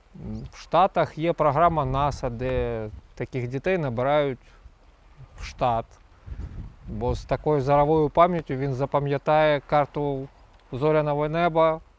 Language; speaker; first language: Ukrainian; native; Ukrainian